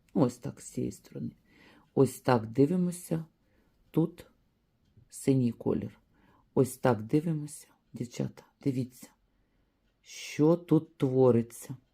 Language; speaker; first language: Ukrainian; native; Ukrainian